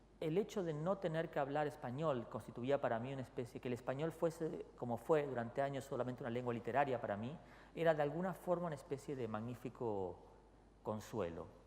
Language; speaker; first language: Spanish; native; Spanish